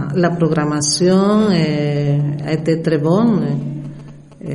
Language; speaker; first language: French; non-native, fluent; Spanish